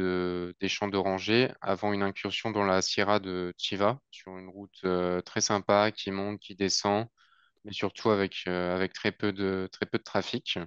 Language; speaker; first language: French; native; French